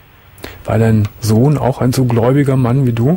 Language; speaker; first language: German; native; German